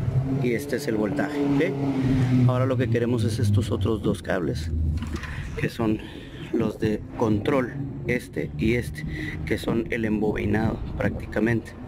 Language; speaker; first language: Spanish; native; Spanish